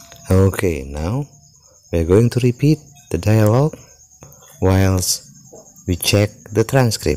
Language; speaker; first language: English; non-native, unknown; Indonesian